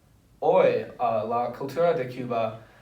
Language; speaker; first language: Spanish; non-native, learner; English